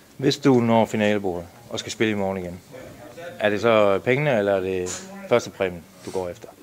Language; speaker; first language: Danish; native; Danish